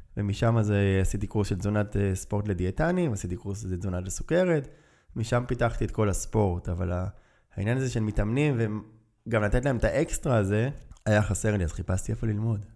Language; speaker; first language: Hebrew; native; Hebrew